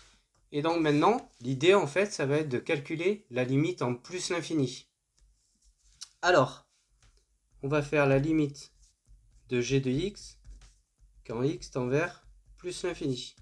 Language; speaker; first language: French; native; French